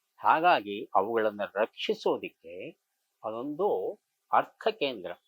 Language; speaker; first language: Kannada; native; Kannada